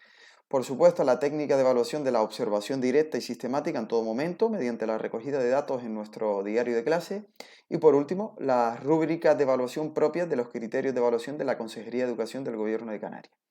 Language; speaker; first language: Spanish; native; Spanish